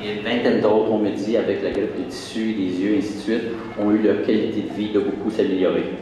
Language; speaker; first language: French; native; French